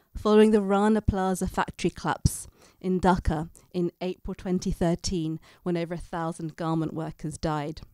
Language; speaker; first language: English; native; English